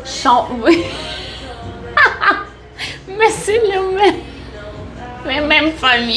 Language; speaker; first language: French; non-native, fluent; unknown